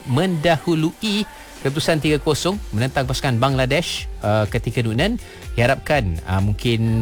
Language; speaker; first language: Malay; non-native, local second language; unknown